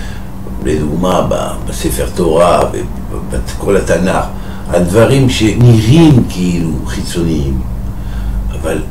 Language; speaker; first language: Hebrew; non-native, fluent; French